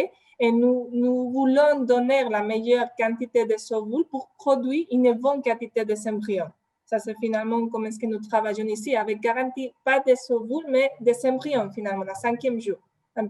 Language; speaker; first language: French; non-native, fluent; Spanish